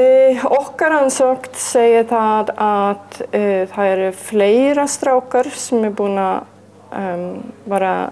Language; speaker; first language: Icelandic; non-native, learner; Swedish